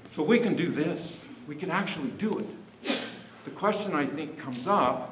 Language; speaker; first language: English; native; English